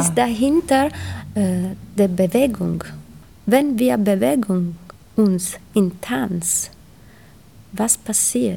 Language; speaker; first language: German; non-native, learner; Italian